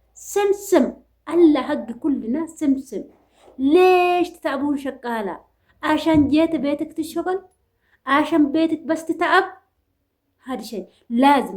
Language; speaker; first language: Arabic; non-native, learner; Oromo